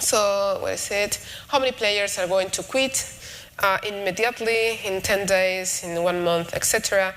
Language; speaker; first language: English; non-native, fluent; Spanish